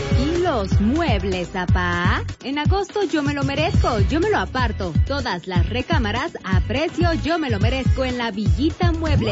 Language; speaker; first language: Spanish; native; Spanish